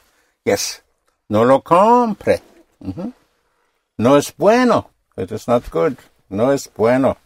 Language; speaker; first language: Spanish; non-native, fluent; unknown